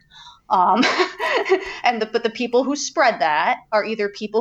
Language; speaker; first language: English; native; English